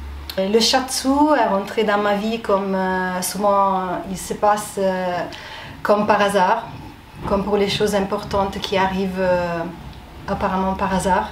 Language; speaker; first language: French; non-native, fluent; Italian